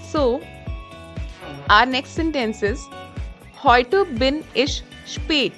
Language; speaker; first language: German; non-native, fluent; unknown